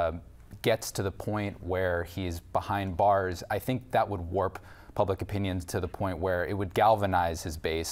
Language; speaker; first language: English; native; English